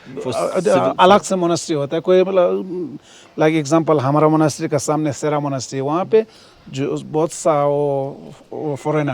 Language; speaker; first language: Hindi; non-native, local second language; Ladakhi